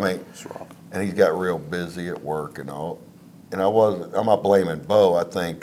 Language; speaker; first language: English; native; English